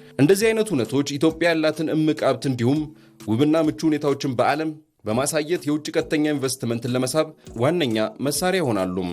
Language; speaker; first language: Amharic; native; Amharic